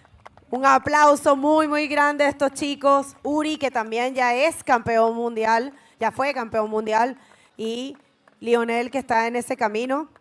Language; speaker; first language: Spanish; native; Spanish